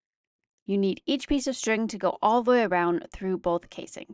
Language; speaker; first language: English; native; English